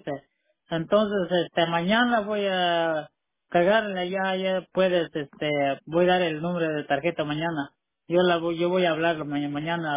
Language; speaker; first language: Spanish; non-native, local second language; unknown